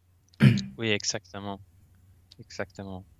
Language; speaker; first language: French; non-native, learner; Swedish